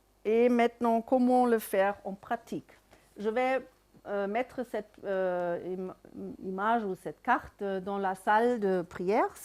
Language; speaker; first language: French; non-native, fluent; German